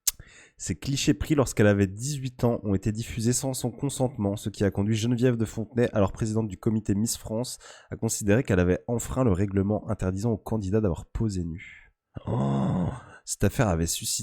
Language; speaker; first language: French; native; French